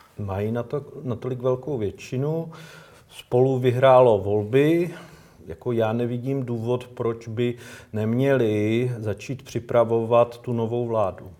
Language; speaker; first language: Czech; native; Czech